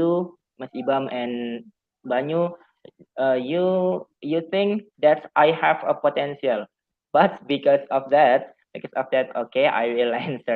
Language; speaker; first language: English; non-native, fluent; Javanese